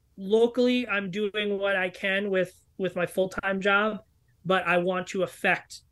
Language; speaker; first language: English; native; English